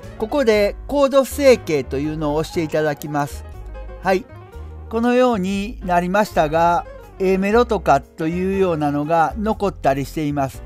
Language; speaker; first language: Japanese; native; Japanese